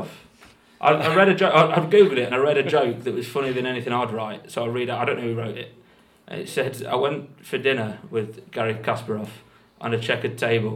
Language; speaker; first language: English; native; English